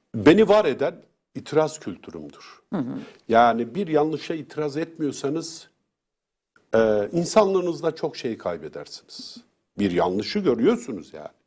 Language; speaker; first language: Turkish; native; Turkish